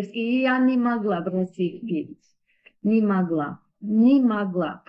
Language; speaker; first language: Russian; non-native, learner; English